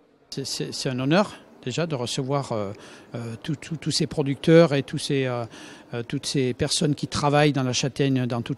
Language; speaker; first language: French; native; French